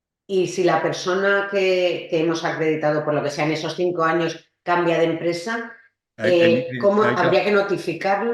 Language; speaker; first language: Spanish; native; Spanish